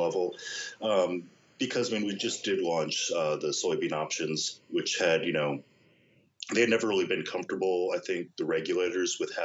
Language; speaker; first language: English; native; English